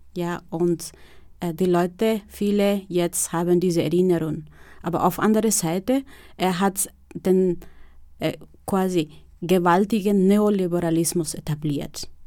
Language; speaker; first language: German; non-native, fluent; Spanish